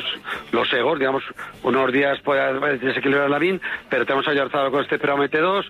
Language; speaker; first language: Spanish; native; Spanish